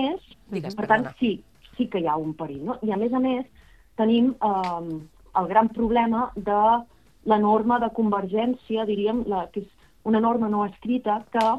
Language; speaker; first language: Catalan; native; Catalan